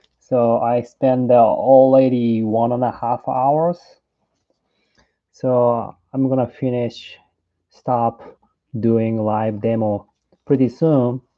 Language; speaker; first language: English; non-native, learner; Japanese